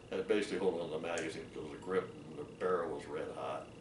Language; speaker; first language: English; native; English